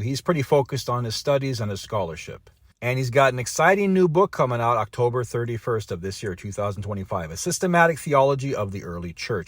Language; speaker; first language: English; native; English